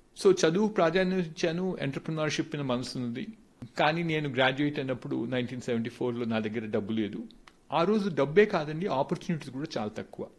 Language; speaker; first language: Telugu; native; Telugu